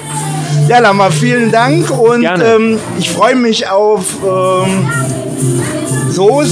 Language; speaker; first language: German; native; German